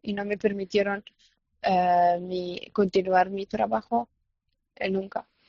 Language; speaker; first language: Spanish; non-native, fluent; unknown